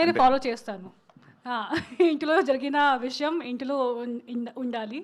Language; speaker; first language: Telugu; non-native, fluent; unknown